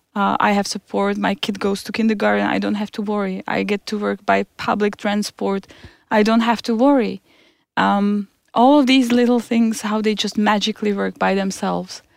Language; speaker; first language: English; non-native, fluent; Czech